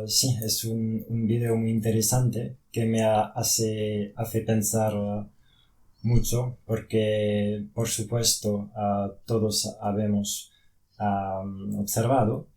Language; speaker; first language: Spanish; non-native, fluent; French